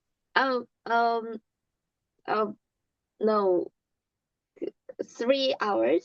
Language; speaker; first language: English; non-native, learner; Korean